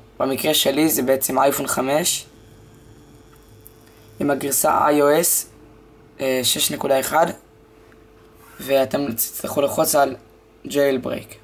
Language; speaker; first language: Hebrew; native; Hebrew